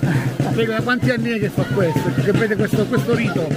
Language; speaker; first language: Italian; native; Italian